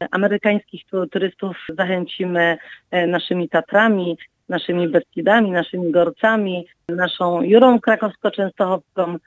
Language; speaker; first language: Polish; native; Polish